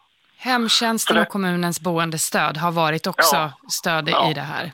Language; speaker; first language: Swedish; native; Swedish